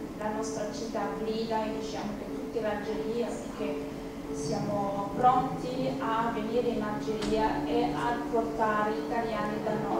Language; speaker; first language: Italian; non-native, fluent; Arabic